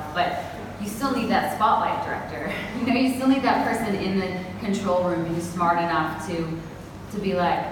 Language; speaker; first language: English; native; English